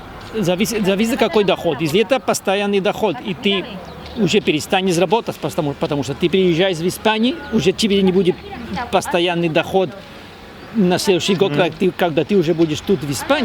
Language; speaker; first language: Russian; non-native, fluent; Spanish